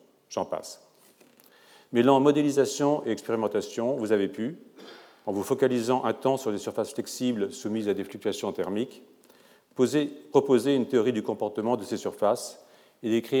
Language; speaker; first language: French; native; French